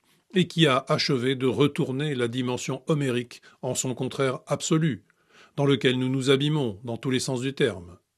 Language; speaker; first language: French; native; French